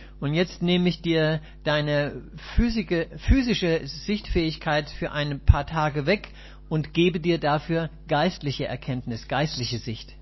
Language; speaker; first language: German; native; German